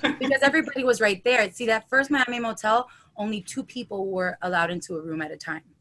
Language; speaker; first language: English; early bilingual, other home language; Spanish